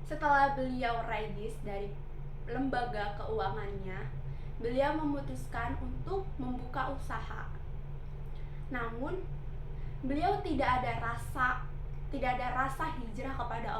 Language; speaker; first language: Indonesian; native; Indonesian